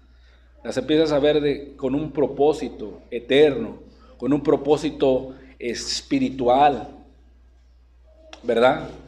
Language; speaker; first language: Spanish; native; Spanish